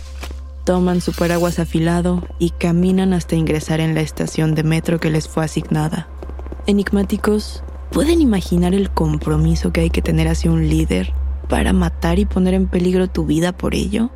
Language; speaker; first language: Spanish; native; Spanish